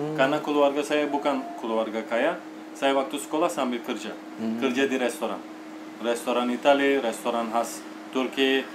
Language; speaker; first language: Indonesian; non-native, fluent; Turkish